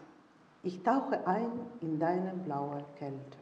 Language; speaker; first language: German; non-native, fluent; Russian